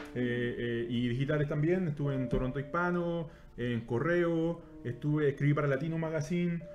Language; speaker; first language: Spanish; native; Spanish